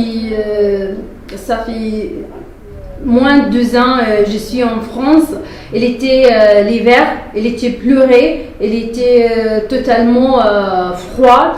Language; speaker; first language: French; non-native, learner; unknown